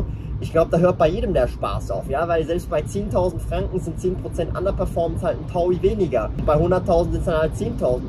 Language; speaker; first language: German; native; German